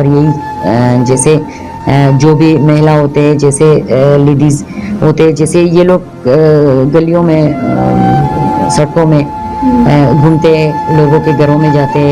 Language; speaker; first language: Hindi; non-native, fluent; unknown